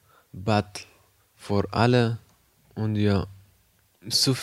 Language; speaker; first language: German; non-native, learner; Persian